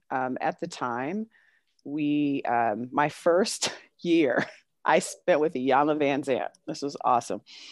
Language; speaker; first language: English; native; English